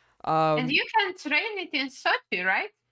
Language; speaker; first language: English; non-native, fluent; Russian